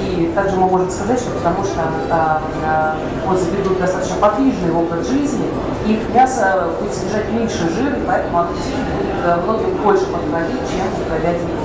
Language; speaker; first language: Russian; native; Russian